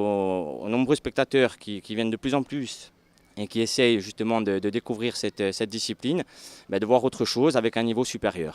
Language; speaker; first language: French; native; French